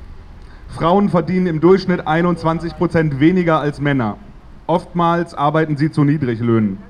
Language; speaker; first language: German; native; German